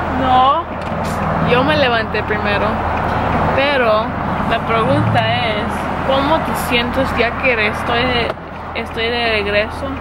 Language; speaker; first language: Spanish; early bilingual, other home language; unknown